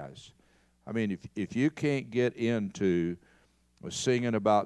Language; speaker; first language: English; native; English